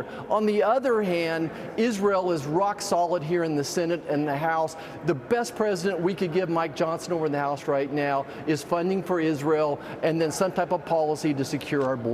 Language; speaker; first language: English; native; English